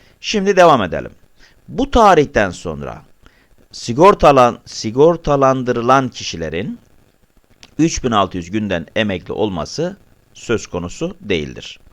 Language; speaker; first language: Turkish; native; Turkish